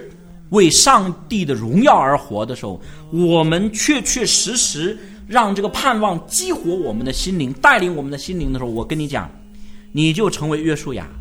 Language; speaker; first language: Chinese; native; Chinese